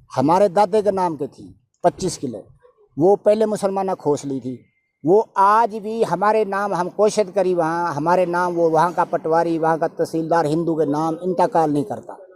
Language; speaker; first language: Urdu; non-native, local second language; Punjabi